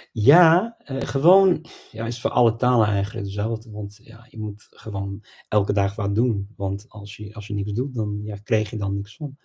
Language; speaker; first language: Dutch; non-native, fluent; English